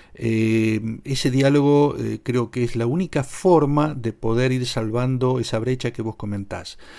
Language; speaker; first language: Spanish; native; Spanish